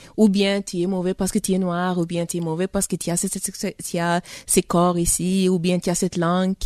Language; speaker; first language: French; early bilingual, heritage; French